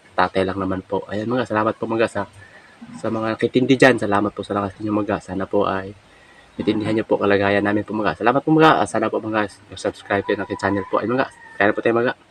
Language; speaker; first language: Filipino; non-native, local second language; Cebuano